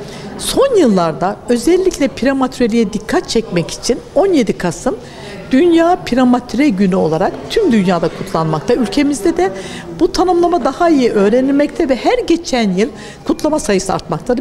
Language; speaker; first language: Turkish; native; Turkish